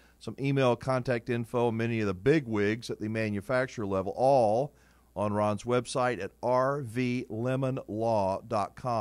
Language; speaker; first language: English; native; English